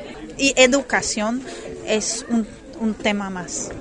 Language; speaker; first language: Spanish; non-native, fluent; German